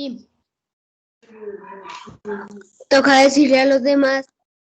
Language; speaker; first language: Spanish; native; Spanish